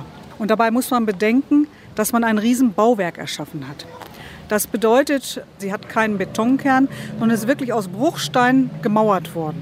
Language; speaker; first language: German; native; German